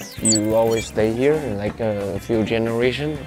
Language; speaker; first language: English; non-native, learner; Chinese